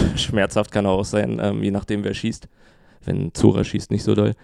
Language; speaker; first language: German; native; German